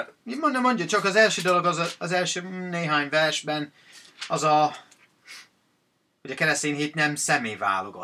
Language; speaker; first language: Hungarian; non-native, fluent; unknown